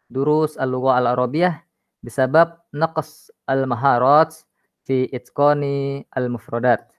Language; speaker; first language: Arabic; non-native, learner; Indonesian